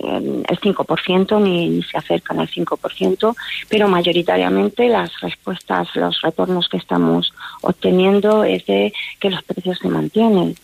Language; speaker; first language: Spanish; native; Spanish